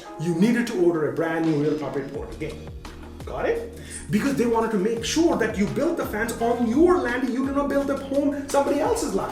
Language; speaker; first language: English; non-native, fluent; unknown